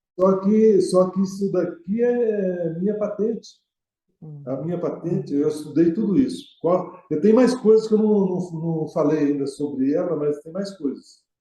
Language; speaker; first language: Portuguese; native; Portuguese